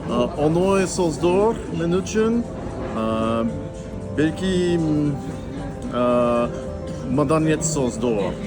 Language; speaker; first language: Kyrgyz; non-native, learner; English